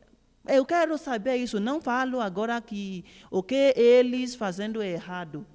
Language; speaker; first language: Portuguese; non-native, learner; Yoruba